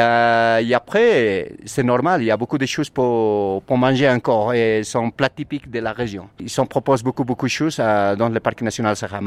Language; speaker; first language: French; non-native, learner; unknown